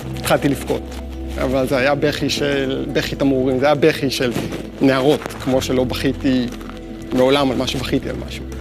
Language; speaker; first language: Hebrew; native; Hebrew